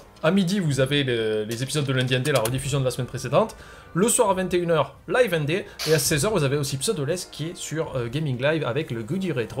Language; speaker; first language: French; native; French